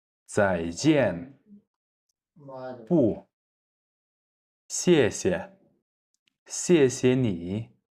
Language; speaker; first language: Chinese; non-native, fluent; Kyrgyz